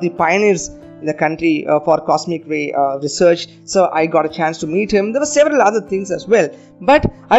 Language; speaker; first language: English; non-native, local second language; Tamil